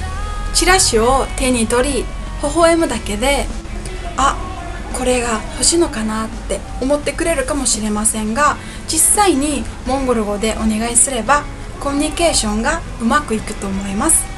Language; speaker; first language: Japanese; non-native, fluent; Mongolian